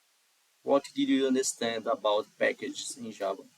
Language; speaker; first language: English; non-native, learner; Portuguese